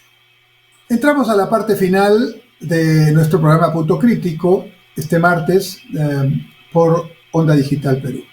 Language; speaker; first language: Spanish; native; Spanish